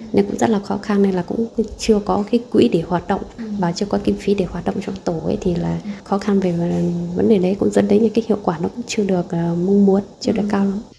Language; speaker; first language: Vietnamese; non-native, local second language; Hmong